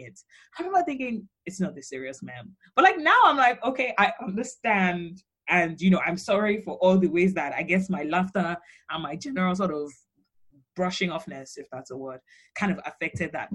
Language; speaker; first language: English; non-native, local second language; Yoruba